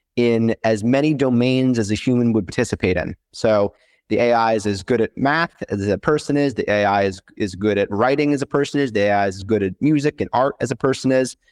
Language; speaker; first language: English; native; English